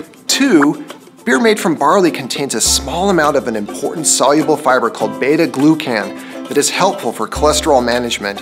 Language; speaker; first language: English; native; English